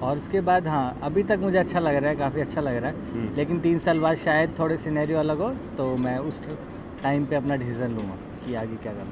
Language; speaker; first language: Hindi; native; Hindi